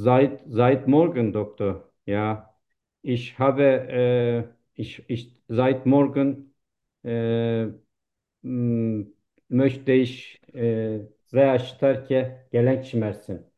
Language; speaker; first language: German; non-native, learner; Turkish